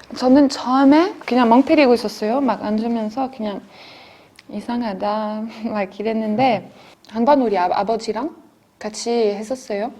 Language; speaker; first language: Korean; non-native, fluent; French